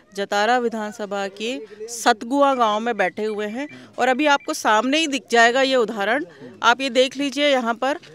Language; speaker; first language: Hindi; native; Hindi